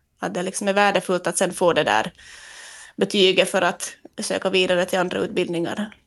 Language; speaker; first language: Swedish; native; Swedish